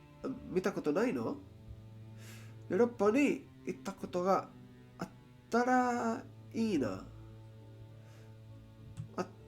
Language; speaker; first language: Japanese; non-native, learner; English